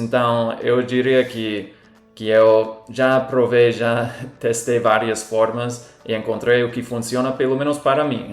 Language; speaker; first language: Portuguese; non-native, fluent; English